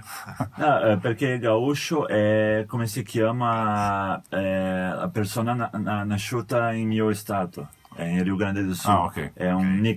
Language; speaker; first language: Italian; non-native, fluent; Portuguese